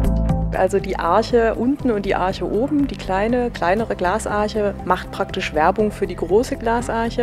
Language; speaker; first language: German; native; German